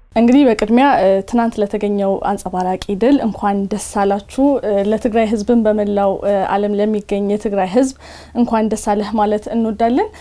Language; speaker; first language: Amharic; non-native, local second language; Tigrinya